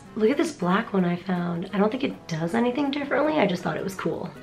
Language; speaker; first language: English; native; English